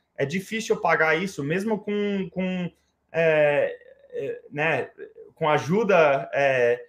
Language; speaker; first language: Portuguese; early bilingual, heritage; English